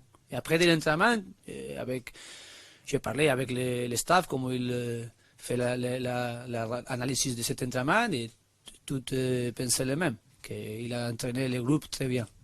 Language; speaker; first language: French; non-native, learner; Spanish